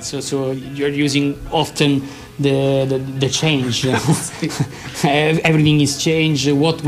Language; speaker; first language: English; non-native, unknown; Italian